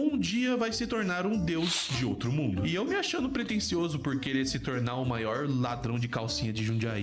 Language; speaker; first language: Portuguese; native; Portuguese